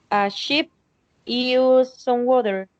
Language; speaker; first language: English; non-native, learner; Spanish